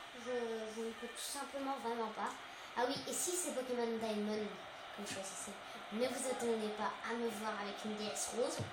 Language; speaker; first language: French; native; French